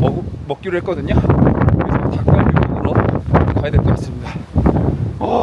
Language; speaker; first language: Korean; native; Korean